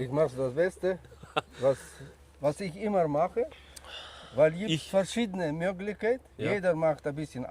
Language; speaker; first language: German; non-native, learner; Russian